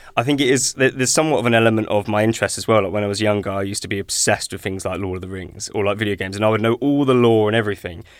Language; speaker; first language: English; native; English